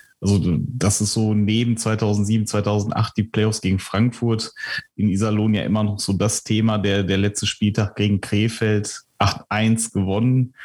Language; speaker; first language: German; native; German